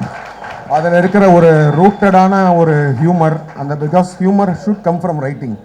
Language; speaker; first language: Tamil; native; Tamil